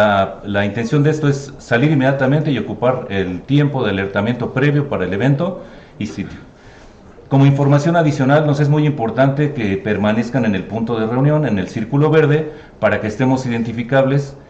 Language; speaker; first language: Spanish; native; Spanish